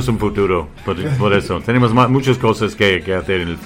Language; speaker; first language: Spanish; non-native, fluent; English